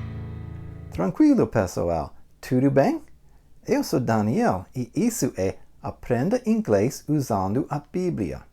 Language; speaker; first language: Portuguese; non-native, fluent; English